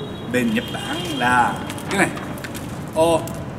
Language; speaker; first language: Vietnamese; non-native, learner; Japanese